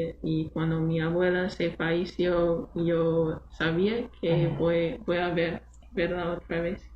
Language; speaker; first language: Spanish; non-native, learner; English